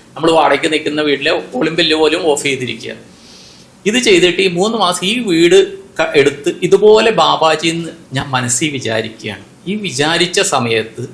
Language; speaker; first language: Malayalam; non-native, local second language; Konkani